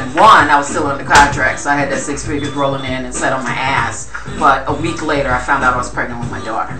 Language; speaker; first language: English; native; English